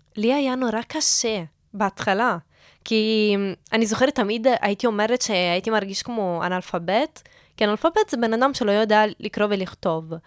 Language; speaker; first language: Hebrew; non-native, fluent; Italian